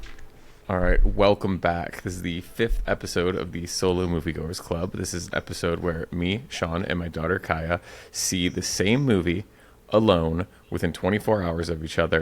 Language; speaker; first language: English; native; English